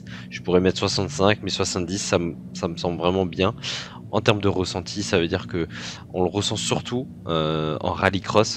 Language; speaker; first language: French; native; French